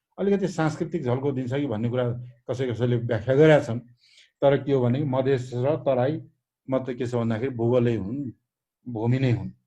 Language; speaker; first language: Nepali; non-native, local second language; Maithili